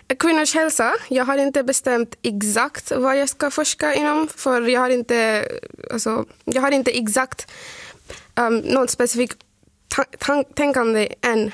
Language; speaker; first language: Swedish; non-native, fluent; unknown